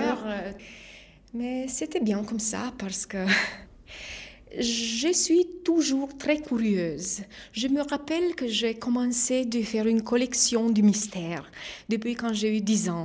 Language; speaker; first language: French; non-native, fluent; Romanian